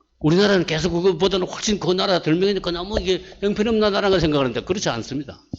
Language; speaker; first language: Korean; native; Korean